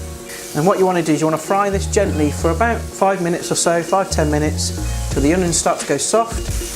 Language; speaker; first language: English; native; English